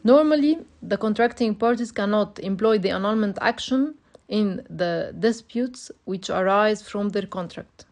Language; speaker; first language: English; non-native, fluent; Arabic